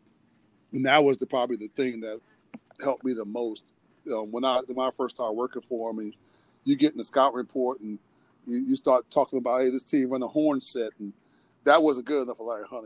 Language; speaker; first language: English; native; English